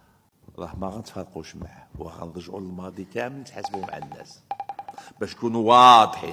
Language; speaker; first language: Arabic; native; Arabic